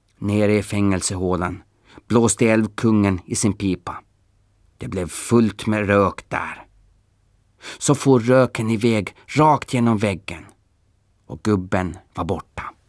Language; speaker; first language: Swedish; native; Swedish